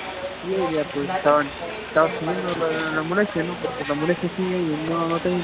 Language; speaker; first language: Spanish; native; Spanish